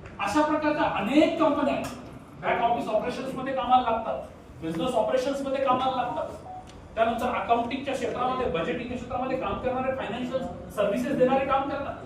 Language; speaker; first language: Marathi; native; Marathi